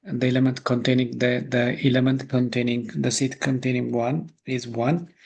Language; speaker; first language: English; non-native, local second language; Amharic